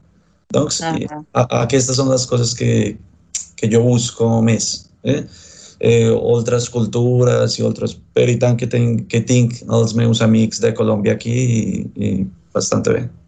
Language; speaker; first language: Catalan; non-native, fluent; Spanish